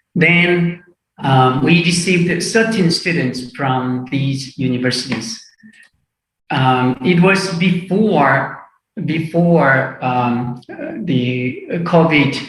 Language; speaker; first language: English; non-native, fluent; Korean